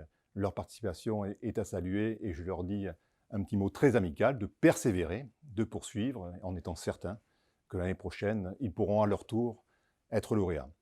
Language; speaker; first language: French; native; French